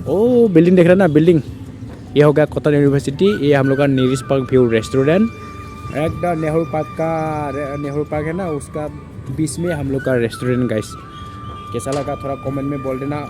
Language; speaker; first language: Hindi; non-native, local second language; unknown